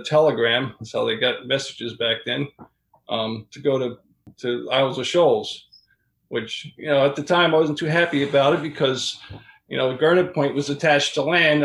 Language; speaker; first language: English; native; English